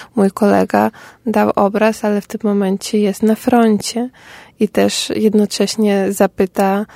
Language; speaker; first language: Polish; non-native, fluent; Ukrainian